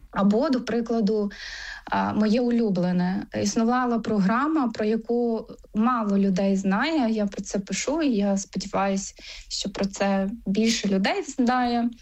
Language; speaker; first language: Ukrainian; non-native, local second language; Crimean Tatar